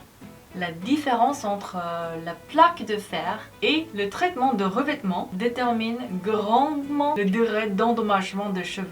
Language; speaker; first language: French; non-native, learner; Korean